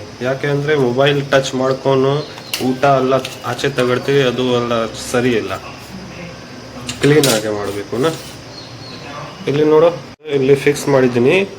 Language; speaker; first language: Kannada; non-native, local second language; Hindi